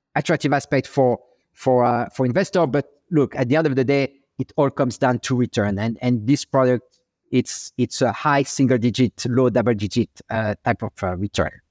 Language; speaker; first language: English; non-native, fluent; French